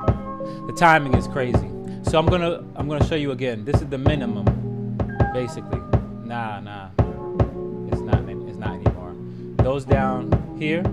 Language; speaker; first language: English; native; English